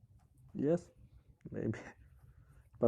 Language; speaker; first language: English; non-native, learner; Chinese